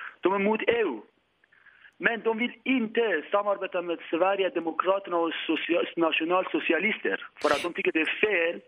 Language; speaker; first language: Swedish; non-native, learner; Persian